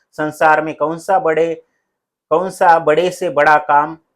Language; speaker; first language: Hindi; non-native, local second language; Marathi